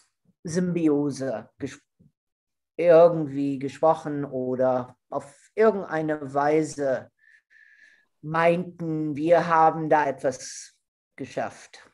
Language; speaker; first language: German; non-native, fluent; English